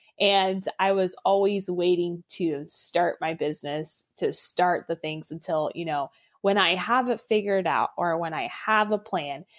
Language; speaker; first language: English; non-native, local second language; Pennsylvania German